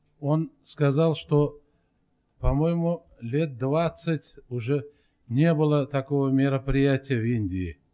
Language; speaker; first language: Russian; non-native, local second language; Uzbek